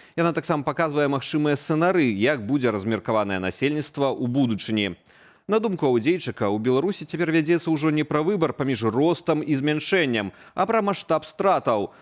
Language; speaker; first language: Belarusian; native; Belarusian